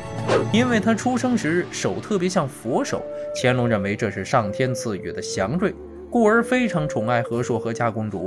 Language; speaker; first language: Chinese; native; Chinese